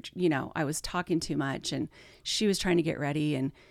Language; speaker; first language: English; native; English